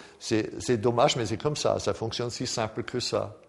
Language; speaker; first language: French; non-native, fluent; German